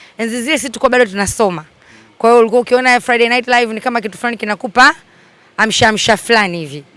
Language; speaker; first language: Swahili; native; Swahili